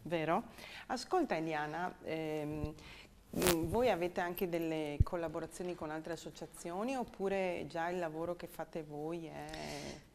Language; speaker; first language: Italian; native; Italian